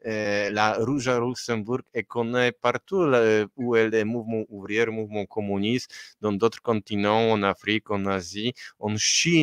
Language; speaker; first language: French; non-native, fluent; Polish